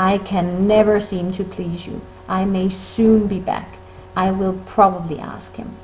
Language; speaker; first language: English; non-native, fluent; Danish